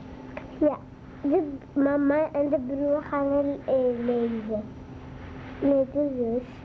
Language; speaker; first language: Dutch; early bilingual, other home language; Arabic